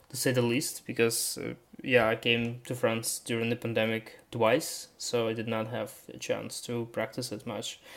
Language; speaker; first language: English; non-native, fluent; Russian